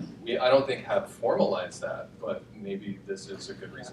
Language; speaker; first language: English; native; English